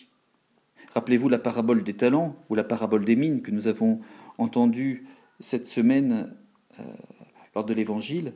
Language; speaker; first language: French; native; French